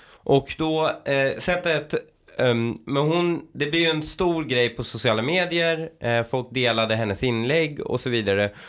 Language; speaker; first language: Swedish; early bilingual, other home language; Persian